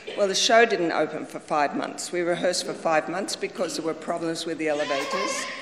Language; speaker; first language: English; native; English